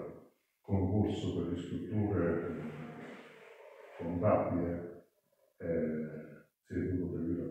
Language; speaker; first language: Italian; native; Italian